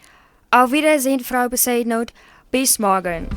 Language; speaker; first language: German; non-native, learner; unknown